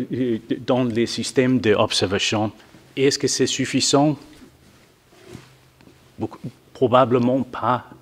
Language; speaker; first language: French; non-native, fluent; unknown